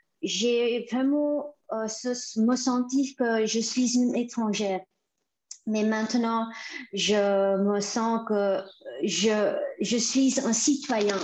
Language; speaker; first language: French; non-native, fluent; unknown